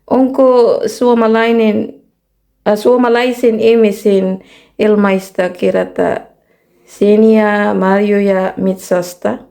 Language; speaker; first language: Finnish; non-native, learner; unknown